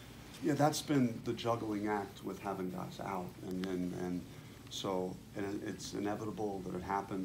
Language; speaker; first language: English; native; English